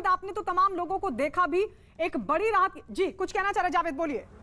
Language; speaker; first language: Hindi; native; Hindi